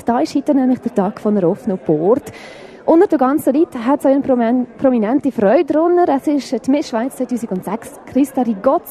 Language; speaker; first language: German; native; German